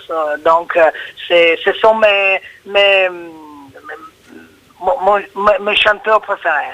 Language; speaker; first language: French; non-native, learner; Italian